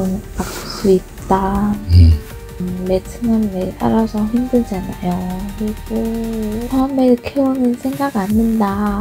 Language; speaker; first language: Korean; non-native, learner; Vietnamese